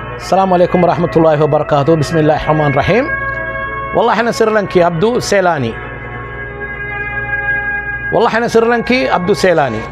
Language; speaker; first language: Arabic; non-native, learner; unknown